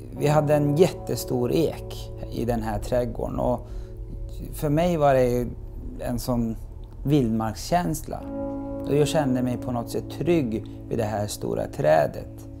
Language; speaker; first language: Swedish; non-native, fluent; Turkish